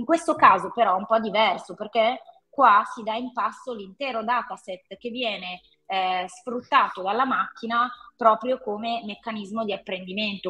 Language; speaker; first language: Italian; native; Italian